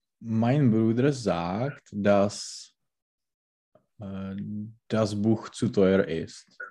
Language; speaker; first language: German; non-native, learner; Czech